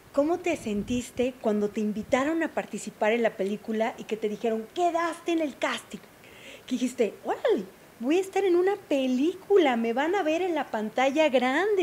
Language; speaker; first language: Spanish; native; Spanish